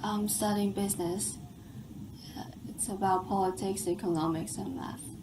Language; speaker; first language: English; non-native, fluent; Chinese